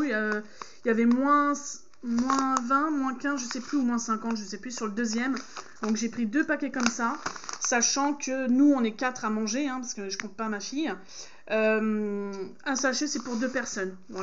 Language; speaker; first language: French; native; French